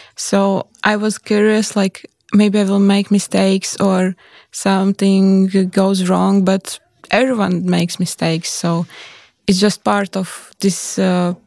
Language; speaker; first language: English; non-native, learner; Latvian